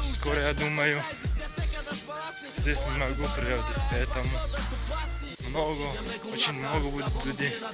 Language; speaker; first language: Russian; non-native, learner; Tajik